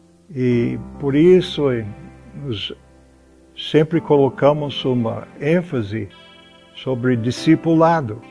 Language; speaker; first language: Portuguese; non-native, fluent; English